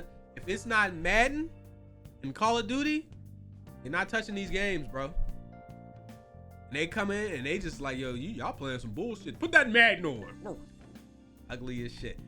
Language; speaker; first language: English; native; English